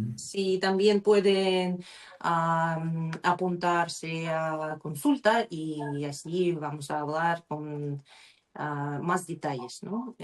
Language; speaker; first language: Spanish; non-native, learner; Russian